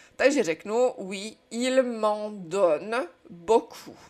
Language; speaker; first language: French; non-native, fluent; Czech